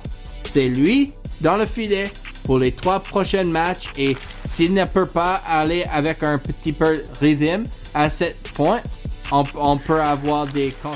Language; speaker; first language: French; non-native, learner; English